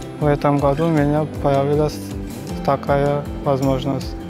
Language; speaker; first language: Russian; non-native, learner; Turkmen